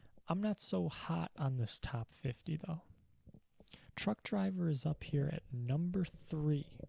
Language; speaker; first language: English; native; English